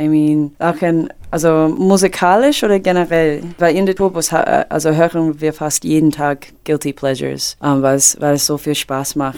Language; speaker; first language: German; non-native, fluent; English